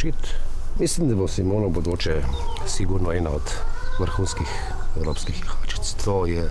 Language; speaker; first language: English; non-native, fluent; Slovenian